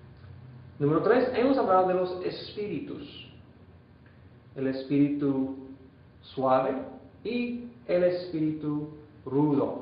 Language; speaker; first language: Spanish; non-native, fluent; English